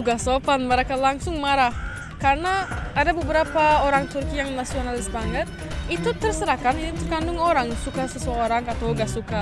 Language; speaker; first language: Indonesian; non-native, fluent; Turkish